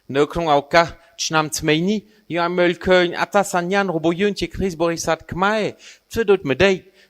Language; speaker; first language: Khmer; non-native, fluent; French